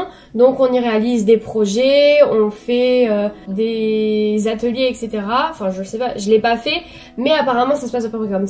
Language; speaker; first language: French; native; French